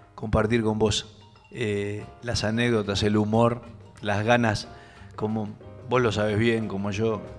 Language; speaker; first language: Spanish; native; Spanish